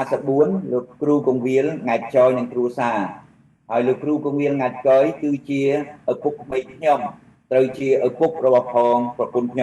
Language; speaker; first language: Khmer; native; Khmer